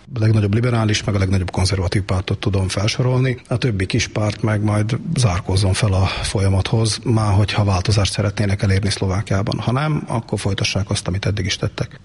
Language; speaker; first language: Hungarian; native; Hungarian